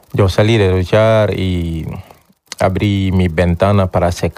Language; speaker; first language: Spanish; non-native, learner; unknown